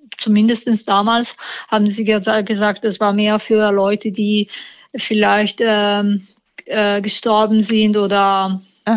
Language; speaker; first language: German; non-native, learner; Italian